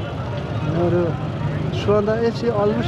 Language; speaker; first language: Turkish; non-native, learner; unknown